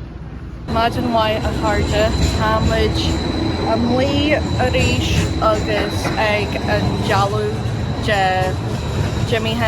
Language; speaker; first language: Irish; non-native, learner; English